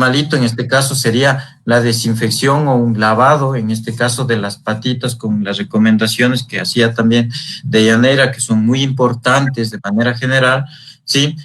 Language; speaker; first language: Spanish; native; Spanish